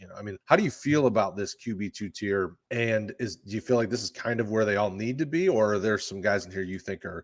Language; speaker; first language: English; native; English